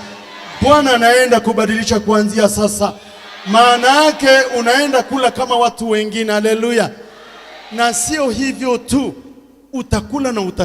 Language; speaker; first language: Swahili; native; Swahili